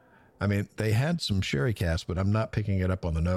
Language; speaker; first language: English; native; English